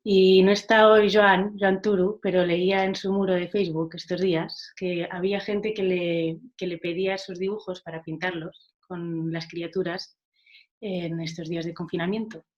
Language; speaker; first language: Spanish; non-native, local second language; Catalan